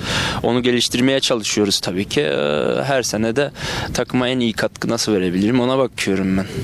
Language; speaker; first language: Turkish; early bilingual, other home language; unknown